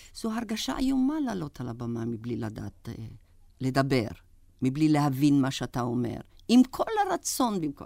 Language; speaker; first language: Hebrew; non-native, fluent; German